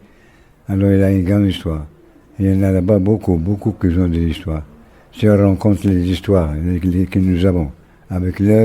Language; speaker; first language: French; non-native, local second language; Arabic